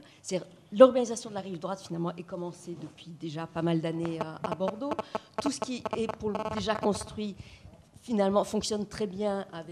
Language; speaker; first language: French; native; French